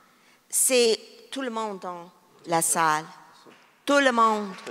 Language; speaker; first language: French; non-native, local second language; English